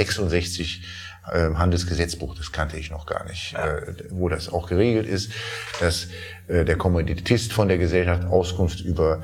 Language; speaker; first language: German; native; German